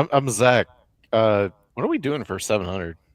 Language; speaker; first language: English; native; English